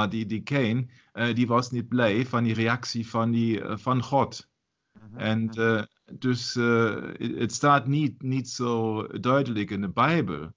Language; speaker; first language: Dutch; non-native, fluent; German